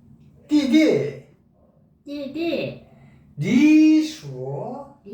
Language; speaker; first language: Chinese; non-native, learner; Korean